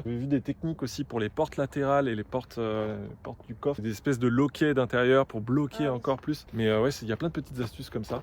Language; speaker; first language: French; native; French